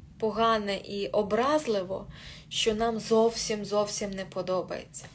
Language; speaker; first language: Ukrainian; non-native, local second language; Russian